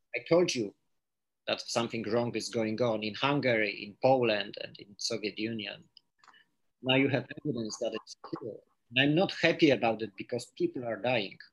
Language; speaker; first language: English; non-native, fluent; Polish